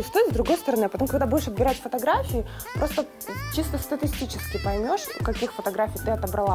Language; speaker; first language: Russian; native; Russian